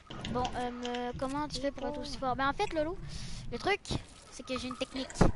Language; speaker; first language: French; native; French